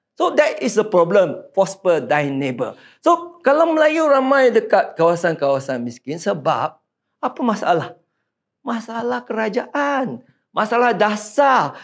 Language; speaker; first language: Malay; non-native, local second language; Chinese